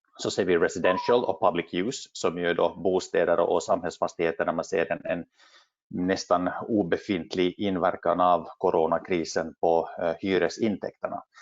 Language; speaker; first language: Swedish; native; Swedish